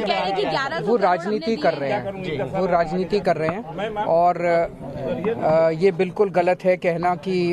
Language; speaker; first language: Hindi; native; Hindi